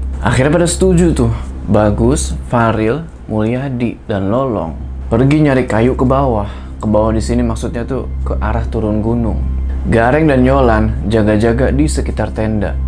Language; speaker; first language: Indonesian; native; Indonesian